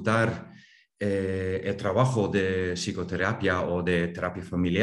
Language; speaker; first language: Spanish; non-native, fluent; Dutch